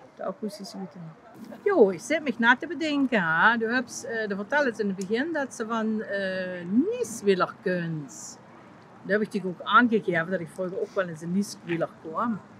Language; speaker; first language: Dutch; native; Dutch